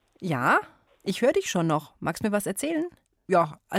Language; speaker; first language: German; native; German